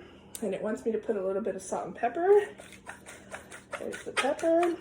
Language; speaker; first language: English; native; English